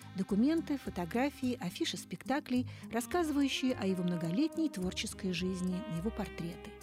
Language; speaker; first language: Russian; native; Russian